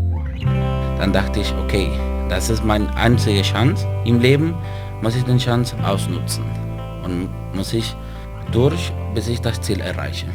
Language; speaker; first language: German; non-native, fluent; Spanish